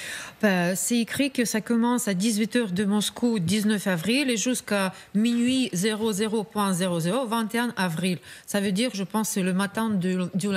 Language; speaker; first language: French; non-native, fluent; Russian